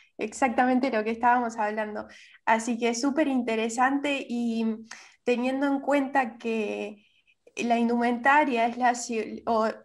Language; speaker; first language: Spanish; native; Spanish